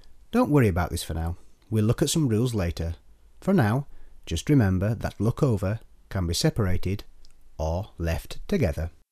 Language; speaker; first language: English; native; English